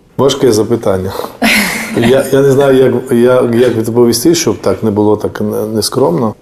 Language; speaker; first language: Ukrainian; non-native, fluent; Georgian